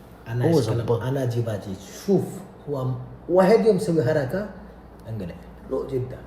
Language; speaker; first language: Arabic; non-native, learner; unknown